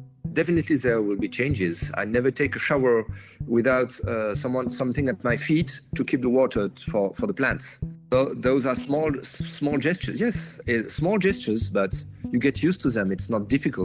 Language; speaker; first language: English; non-native, fluent; French